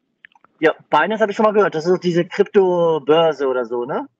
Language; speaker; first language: German; native; German